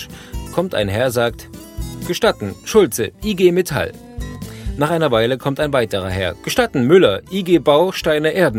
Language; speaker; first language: German; native; German